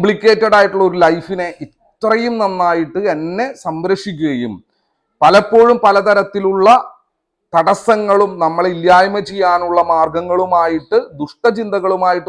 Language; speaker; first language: Malayalam; native; Malayalam